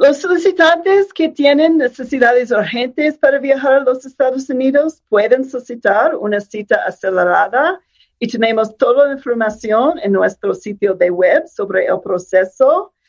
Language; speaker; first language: Spanish; non-native, fluent; English